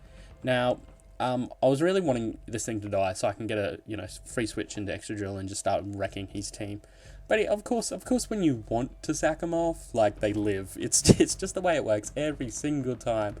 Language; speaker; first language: English; native; English